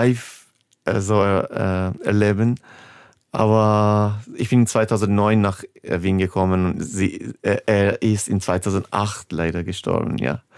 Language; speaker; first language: German; non-native, fluent; Persian